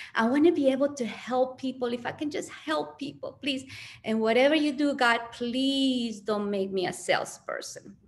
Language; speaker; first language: English; early bilingual, other home language; Spanish